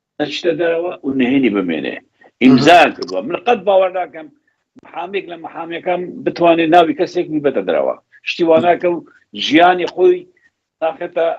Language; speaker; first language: Central Kurdish; non-native, local second language; Kurdish